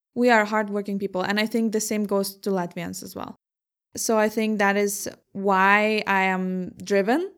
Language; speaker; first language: English; non-native, fluent; Lithuanian